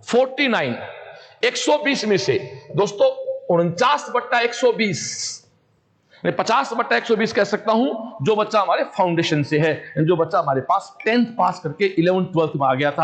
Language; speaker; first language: Hindi; native; Hindi